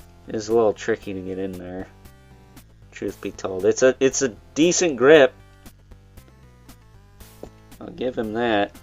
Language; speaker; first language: English; native; English